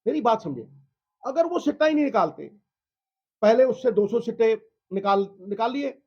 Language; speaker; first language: Hindi; non-native, local second language; Punjabi